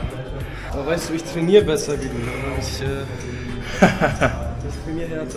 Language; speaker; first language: German; native; German